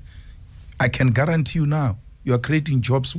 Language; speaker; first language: English; non-native, local second language; Northern Sotho